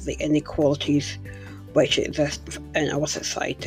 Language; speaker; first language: English; native; English